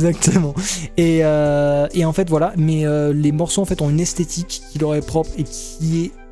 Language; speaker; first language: French; native; French